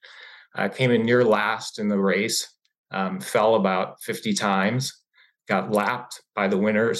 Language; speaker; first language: English; native; English